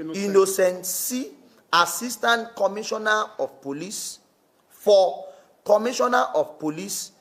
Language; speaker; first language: English; non-native, local second language; Yoruba